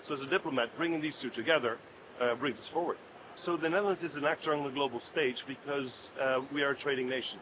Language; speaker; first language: English; non-native, fluent; Dutch